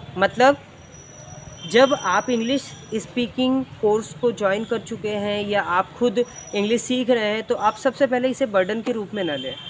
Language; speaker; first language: Hindi; native; Hindi